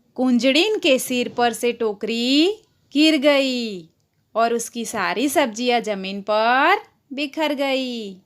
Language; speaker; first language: Hindi; non-native, local second language; Gujarati